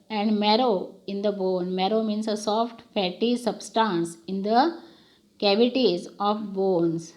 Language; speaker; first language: English; non-native, local second language; Marathi